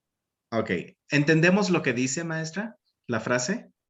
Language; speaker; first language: Spanish; native; Spanish